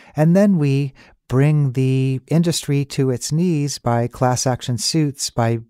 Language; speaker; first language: English; native; English